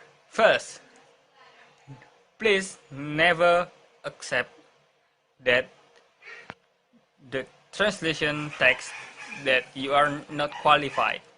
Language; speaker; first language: English; non-native, learner; Indonesian